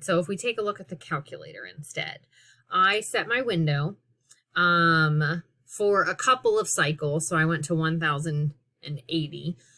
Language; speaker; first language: English; native; English